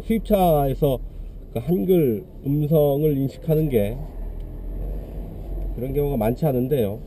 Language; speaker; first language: Korean; native; Korean